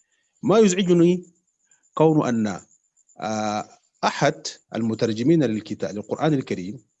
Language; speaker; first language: Arabic; native; Arabic